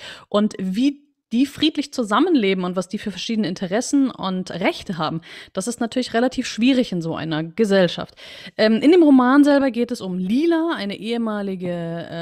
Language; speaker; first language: German; native; German